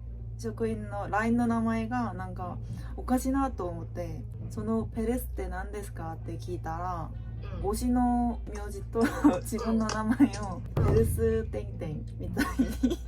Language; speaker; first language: Japanese; non-native, learner; Korean